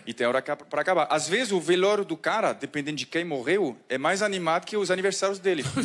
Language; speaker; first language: Portuguese; non-native, fluent; French